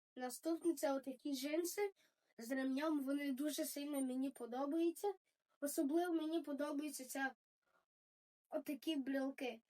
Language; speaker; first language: Ukrainian; early bilingual, heritage; Ukrainian